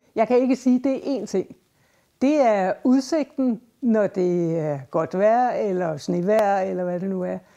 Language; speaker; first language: Danish; native; Danish